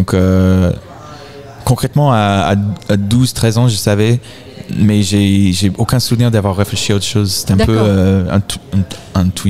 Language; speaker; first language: French; non-native, fluent; English